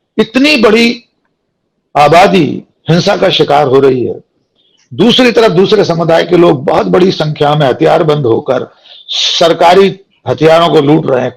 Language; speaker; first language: Hindi; native; Hindi